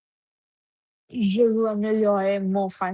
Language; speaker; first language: French; non-native, learner; Punjabi